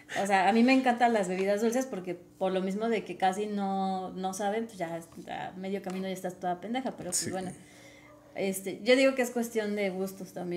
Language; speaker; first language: Spanish; native; Spanish